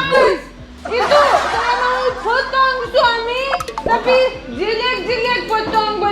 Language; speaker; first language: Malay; non-native, learner; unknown